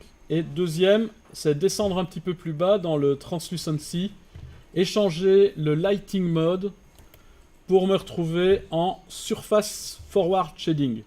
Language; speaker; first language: French; native; French